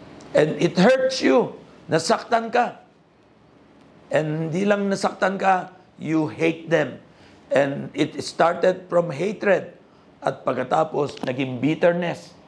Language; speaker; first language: English; non-native, local second language; Filipino